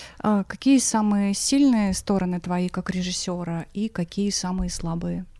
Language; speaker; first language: Russian; native; Russian